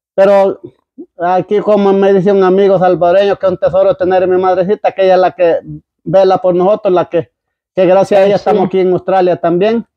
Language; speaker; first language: Spanish; native; Spanish